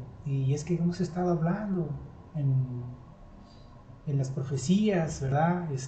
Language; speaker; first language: Spanish; native; Spanish